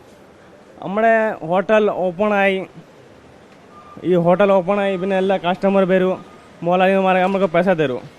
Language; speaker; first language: Malayalam; non-native, learner; Hindi